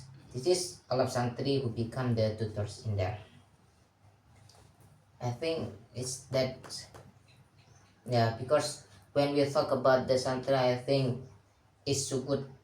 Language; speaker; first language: English; non-native, learner; Indonesian